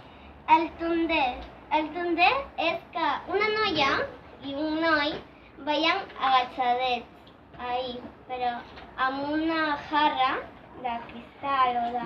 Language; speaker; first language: Catalan; early bilingual, other home language; Spanish